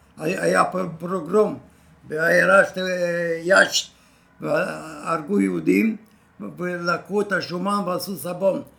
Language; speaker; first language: Hebrew; non-native, fluent; Romanian